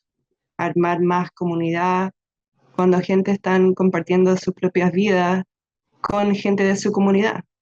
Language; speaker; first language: Spanish; non-native, fluent; English